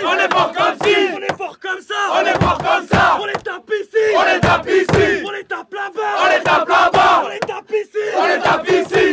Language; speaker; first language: French; native; French